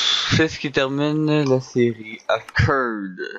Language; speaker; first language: French; native; French